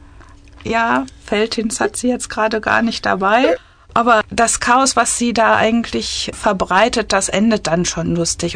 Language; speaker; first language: German; native; German